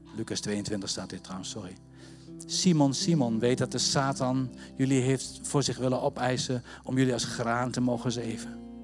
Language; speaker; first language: Dutch; native; Dutch